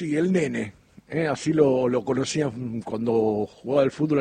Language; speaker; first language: Spanish; native; Spanish